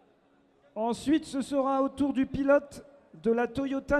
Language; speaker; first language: French; native; French